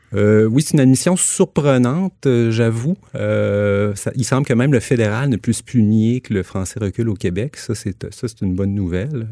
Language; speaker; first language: French; native; French